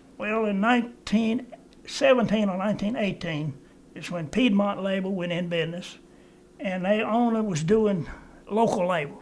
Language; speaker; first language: English; native; English